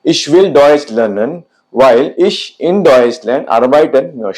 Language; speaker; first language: German; non-native, fluent; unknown